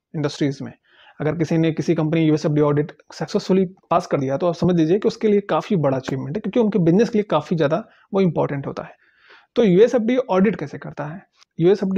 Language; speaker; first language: Hindi; native; Hindi